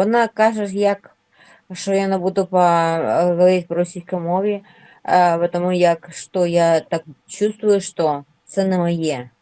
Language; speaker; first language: Ukrainian; non-native, local second language; Russian